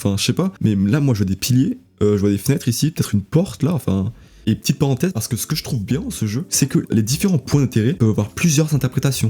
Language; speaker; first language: French; native; French